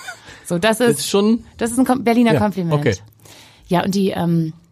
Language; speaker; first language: German; native; German